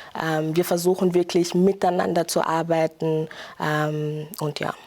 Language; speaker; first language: German; non-native, fluent; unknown